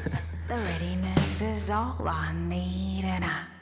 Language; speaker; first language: English; early bilingual, other home language; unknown